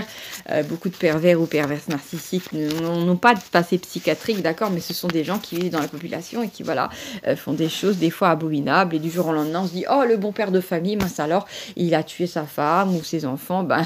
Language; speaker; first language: French; native; French